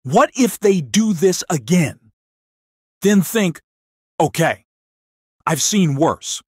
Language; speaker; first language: English; non-native, local second language; Filipino